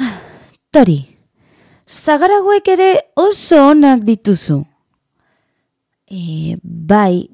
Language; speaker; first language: Basque; non-native, learner; Spanish